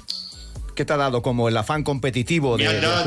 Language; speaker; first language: Spanish; native; Spanish